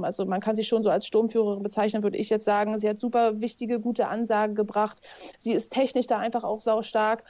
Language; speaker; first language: German; native; German